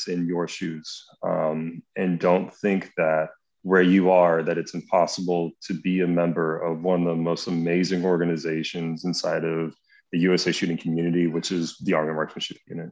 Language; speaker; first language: English; native; English